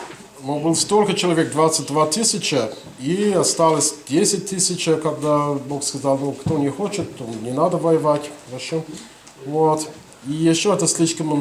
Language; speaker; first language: Russian; non-native, fluent; English